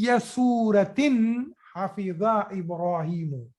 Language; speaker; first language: Arabic; non-native, fluent; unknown